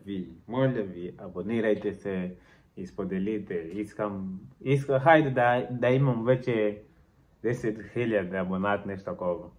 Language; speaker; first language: Bulgarian; non-native, learner; Portuguese